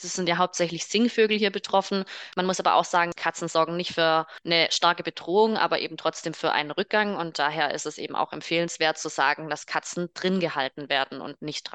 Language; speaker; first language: German; native; German